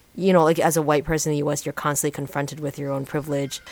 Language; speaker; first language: English; native; English